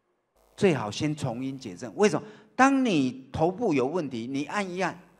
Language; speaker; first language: Chinese; native; Chinese